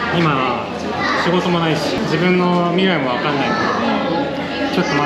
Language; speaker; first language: Japanese; native; Japanese